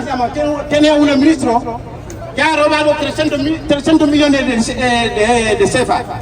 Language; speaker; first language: Spanish; non-native, learner; Wolof